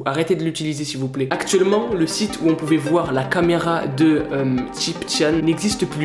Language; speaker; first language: French; native; French